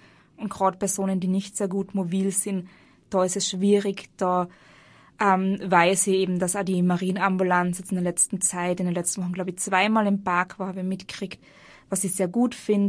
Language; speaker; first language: German; native; German